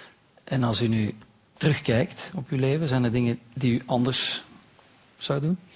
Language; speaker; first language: Dutch; native; Dutch